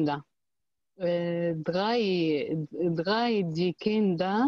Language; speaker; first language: German; non-native, learner; Arabic